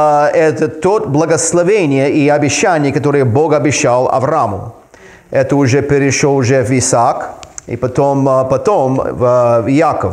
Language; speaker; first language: Russian; non-native, fluent; English